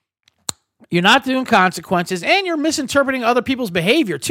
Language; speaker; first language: English; native; English